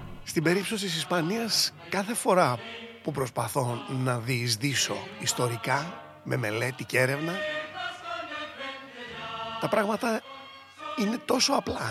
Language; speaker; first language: Greek; native; Greek